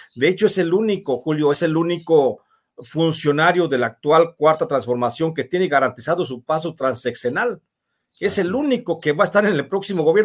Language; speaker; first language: Spanish; native; Spanish